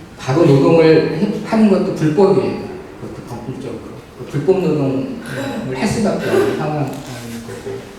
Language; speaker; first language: Korean; native; Korean